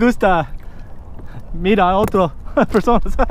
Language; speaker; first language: Spanish; non-native, learner; English